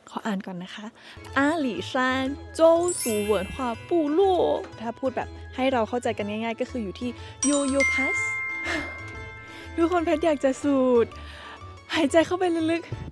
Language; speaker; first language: Thai; native; Thai